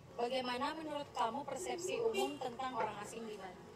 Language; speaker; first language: Indonesian; native; Indonesian